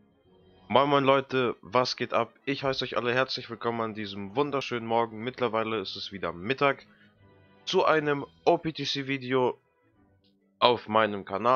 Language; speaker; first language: German; native; German